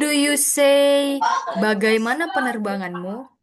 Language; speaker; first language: English; non-native, fluent; Indonesian